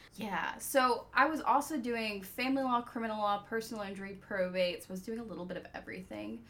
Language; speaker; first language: English; native; English